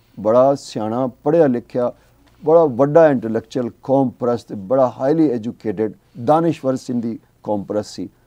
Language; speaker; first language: Punjabi; native; Punjabi